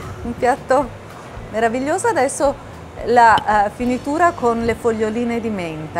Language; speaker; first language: Italian; native; Italian